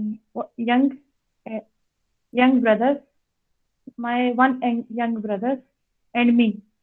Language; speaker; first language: English; non-native, learner; Hindi